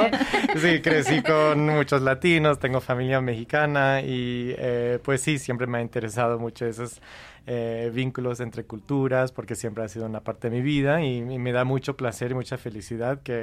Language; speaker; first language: Spanish; non-native, fluent; English